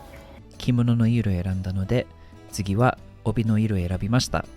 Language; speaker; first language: Japanese; non-native, fluent; English